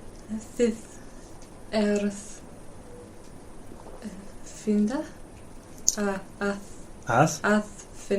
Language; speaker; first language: Icelandic; non-native, learner; English